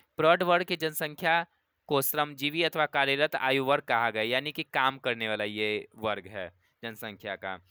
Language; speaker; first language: Hindi; native; Hindi